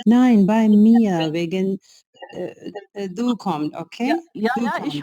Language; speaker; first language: German; non-native, learner; Urdu